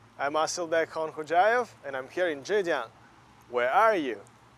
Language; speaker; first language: English; non-native, fluent; Uzbek